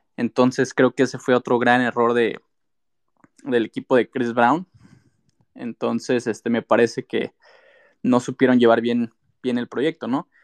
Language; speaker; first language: Spanish; early bilingual, heritage; Spanish